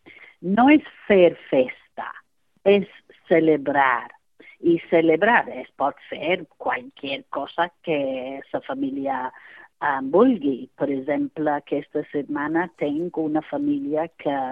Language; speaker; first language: Catalan; non-native, fluent; English